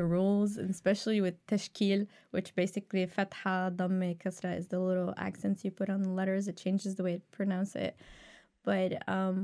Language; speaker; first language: English; non-native, fluent; Arabic